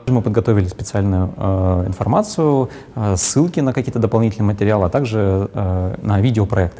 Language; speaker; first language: Russian; native; Russian